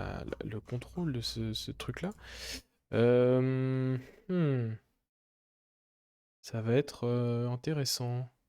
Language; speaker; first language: French; native; French